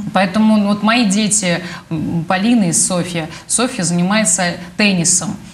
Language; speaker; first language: Russian; native; Russian